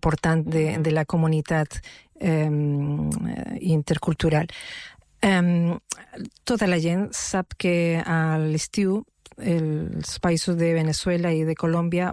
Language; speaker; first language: Catalan; non-native, fluent; Spanish